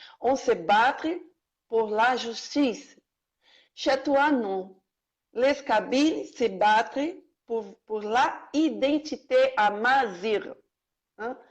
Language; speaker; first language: French; non-native, learner; Portuguese